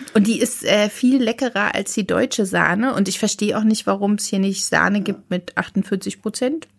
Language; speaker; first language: German; native; German